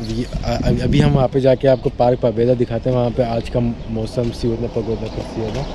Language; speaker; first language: Russian; non-native, learner; Hindi